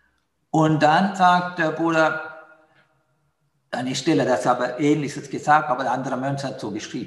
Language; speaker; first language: German; non-native, fluent; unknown